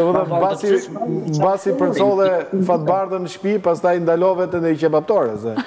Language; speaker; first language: Albanian; native; Albanian